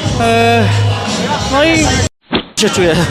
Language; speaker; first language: Polish; native; Polish